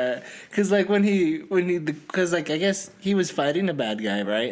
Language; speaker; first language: English; native; English